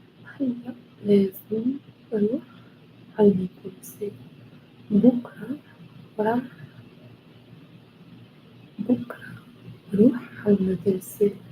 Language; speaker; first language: Arabic; non-native, learner; English